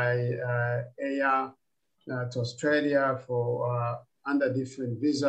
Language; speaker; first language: English; non-native, local second language; Kinyarwanda